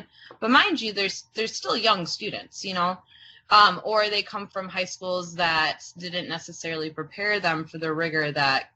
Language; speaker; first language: English; early bilingual, other home language; Croatian